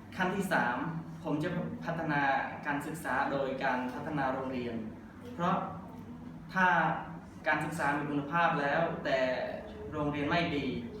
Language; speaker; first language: Thai; non-native, learner; Khmer